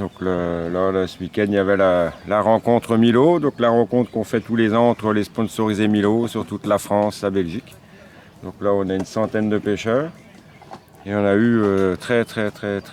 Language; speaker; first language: French; native; French